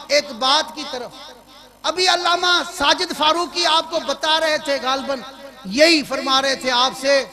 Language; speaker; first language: Urdu; non-native, local second language; Sindhi